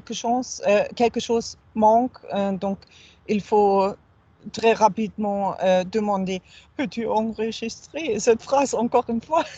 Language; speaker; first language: French; non-native, fluent; German